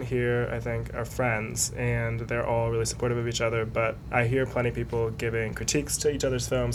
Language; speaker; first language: English; native; English